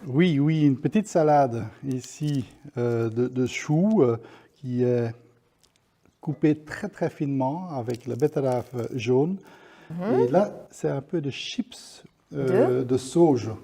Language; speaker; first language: French; non-native, local second language; Dutch